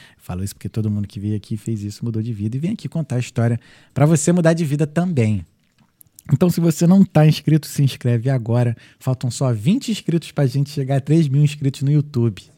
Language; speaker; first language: Portuguese; native; Portuguese